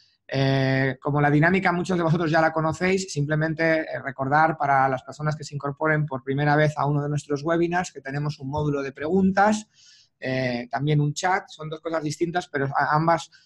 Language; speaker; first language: Spanish; native; Spanish